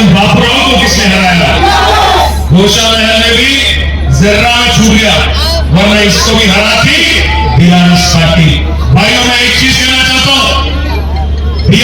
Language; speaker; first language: Urdu; non-native, local second language; Telugu